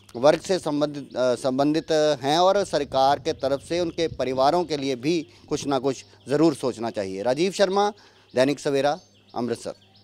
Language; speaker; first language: Hindi; non-native, local second language; Punjabi